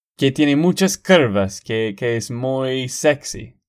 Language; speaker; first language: Spanish; non-native, fluent; English